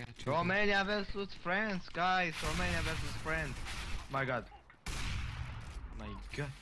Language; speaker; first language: English; non-native, learner; Romanian